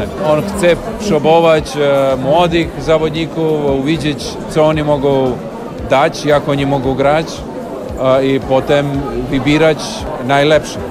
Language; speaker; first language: Polish; non-native, learner; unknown